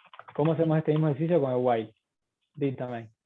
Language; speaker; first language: Spanish; native; Spanish